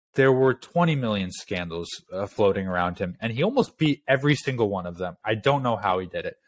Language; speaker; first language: English; native; English